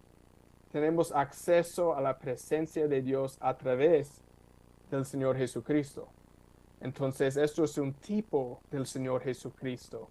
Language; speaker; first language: Spanish; non-native, fluent; English